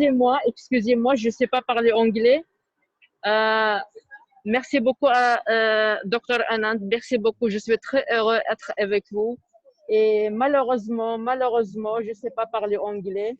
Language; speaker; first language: French; non-native, learner; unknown